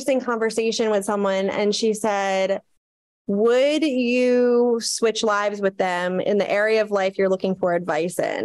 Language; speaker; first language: English; native; English